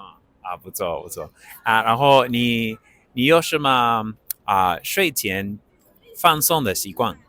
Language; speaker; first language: Chinese; non-native, learner; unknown